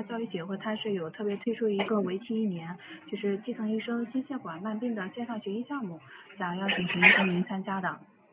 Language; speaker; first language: Chinese; native; Chinese